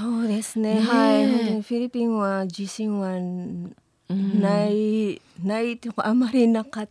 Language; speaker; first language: Japanese; non-native, learner; Filipino